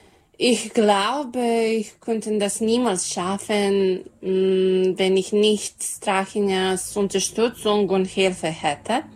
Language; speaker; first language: German; non-native, learner; Serbian